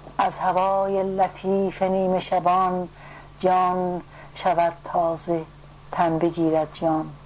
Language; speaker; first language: Persian; native; Persian